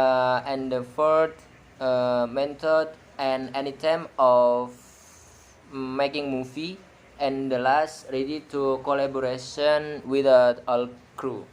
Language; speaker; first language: English; non-native, learner; Indonesian